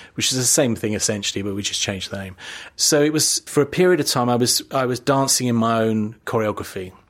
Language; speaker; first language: English; native; English